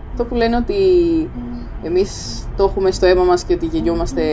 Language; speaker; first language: Greek; early bilingual, other home language; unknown